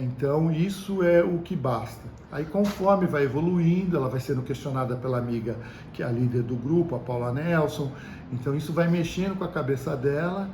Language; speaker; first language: Portuguese; native; Portuguese